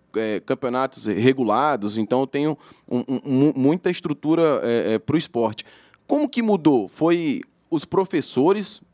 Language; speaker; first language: Portuguese; native; Portuguese